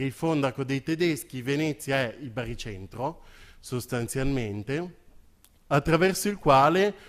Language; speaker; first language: Italian; native; Italian